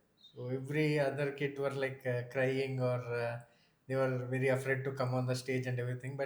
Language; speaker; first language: Telugu; native; Telugu